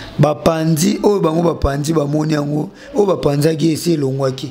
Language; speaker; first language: Lingala; non-native, local second language; Kongo